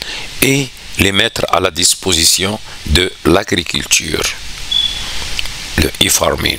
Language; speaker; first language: French; non-native, local second language; Arabic